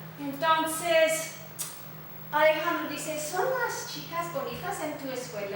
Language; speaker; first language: Spanish; non-native, fluent; English